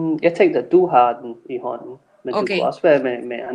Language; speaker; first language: Danish; non-native, fluent; English